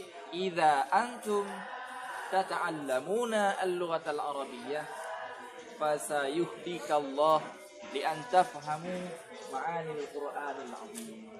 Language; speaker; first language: Arabic; non-native, fluent; Indonesian